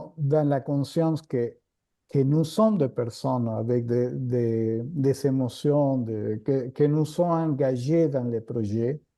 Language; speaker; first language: French; non-native, fluent; Spanish